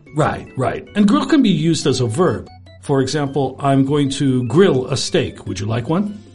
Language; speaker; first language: English; native; English